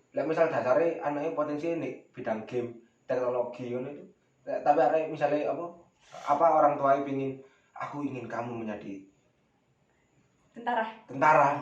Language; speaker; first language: Indonesian; native; Indonesian